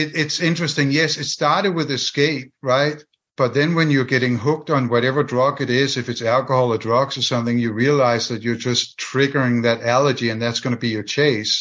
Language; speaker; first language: English; non-native, fluent; Danish